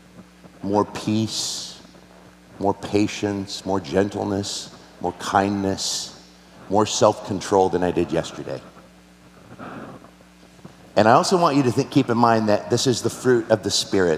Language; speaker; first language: English; native; English